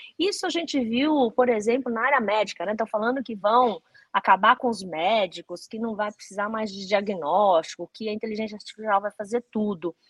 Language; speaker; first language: Portuguese; early bilingual, other home language; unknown